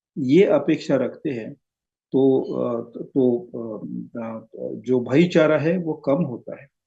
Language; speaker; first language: Hindi; non-native, local second language; Marathi